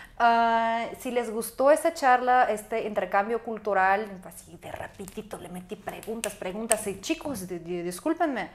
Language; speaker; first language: Spanish; native; Spanish